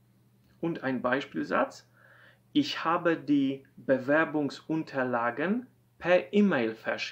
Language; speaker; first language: German; non-native, fluent; Polish